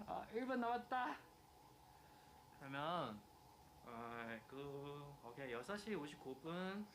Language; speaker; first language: Korean; non-native, fluent; Chinese